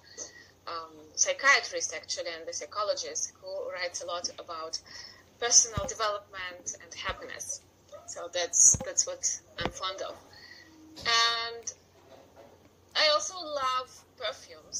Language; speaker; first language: English; non-native, fluent; Russian